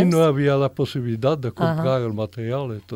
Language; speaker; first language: Spanish; non-native, fluent; French